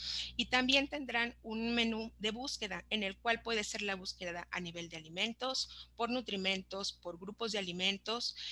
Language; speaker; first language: Spanish; native; Spanish